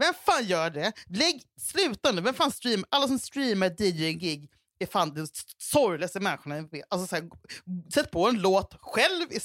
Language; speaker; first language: Swedish; native; Swedish